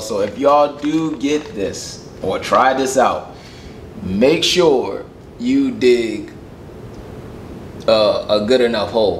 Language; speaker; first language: English; native; English